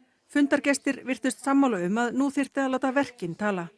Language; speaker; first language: Icelandic; native; Icelandic